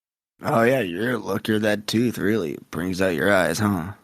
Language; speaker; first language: English; native; English